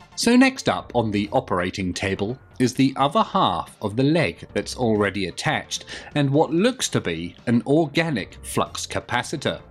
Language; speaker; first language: English; native; English